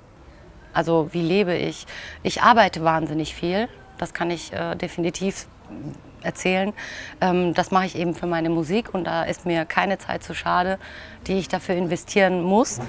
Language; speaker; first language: German; native; German